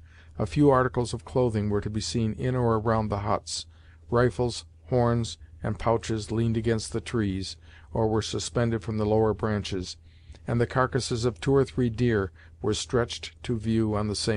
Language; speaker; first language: English; native; English